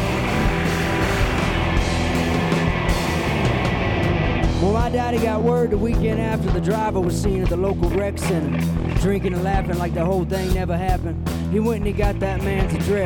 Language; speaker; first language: English; native; English